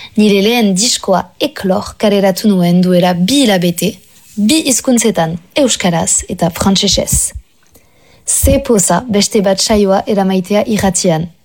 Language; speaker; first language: Basque; non-native, local second language; French